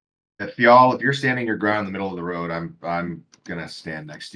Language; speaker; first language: English; native; English